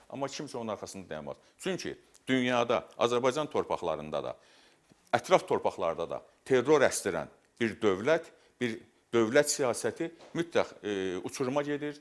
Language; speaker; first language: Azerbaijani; native; Azerbaijani